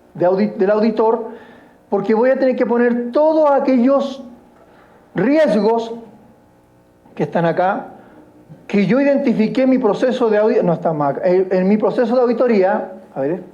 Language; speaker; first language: Spanish; native; Spanish